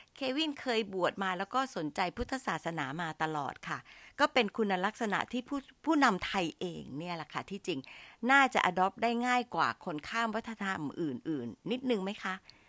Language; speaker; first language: Thai; native; Thai